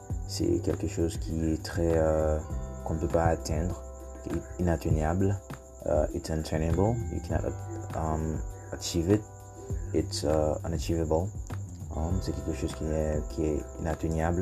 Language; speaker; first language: English; non-native, fluent; Haitian Creole